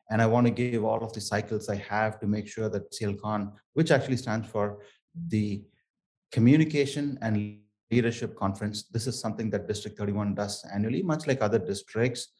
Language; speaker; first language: English; non-native, local second language; Tamil